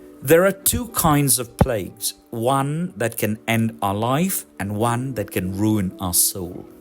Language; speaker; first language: English; non-native, local second language; Malayalam